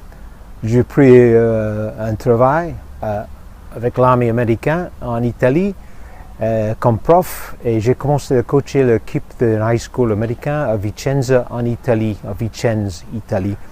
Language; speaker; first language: French; non-native, fluent; English